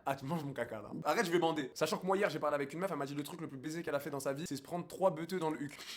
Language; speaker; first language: French; early bilingual, other home language; Arabic